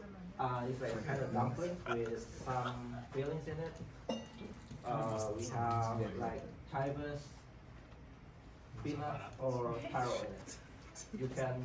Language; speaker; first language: English; non-native, local second language; Indonesian